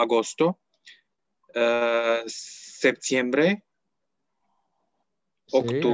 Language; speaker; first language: Spanish; non-native, learner; Russian